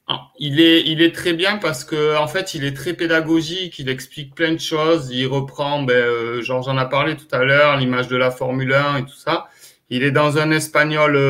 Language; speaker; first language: French; native; French